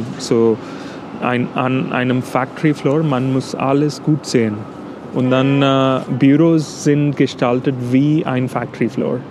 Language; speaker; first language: German; non-native, fluent; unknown